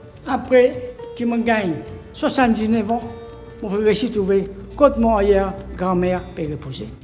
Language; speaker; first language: French; non-native, local second language; Morisyen